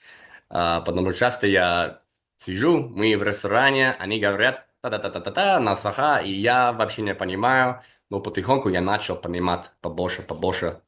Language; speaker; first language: Russian; non-native, fluent; English